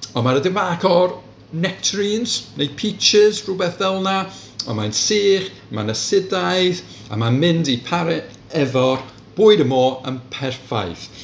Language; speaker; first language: Welsh; non-native, local second language; English